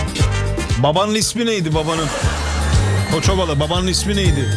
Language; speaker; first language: Turkish; native; Turkish